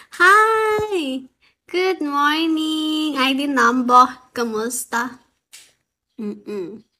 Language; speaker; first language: Filipino; non-native, local second language; Waray